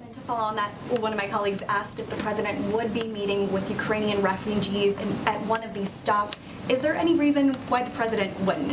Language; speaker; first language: English; native; English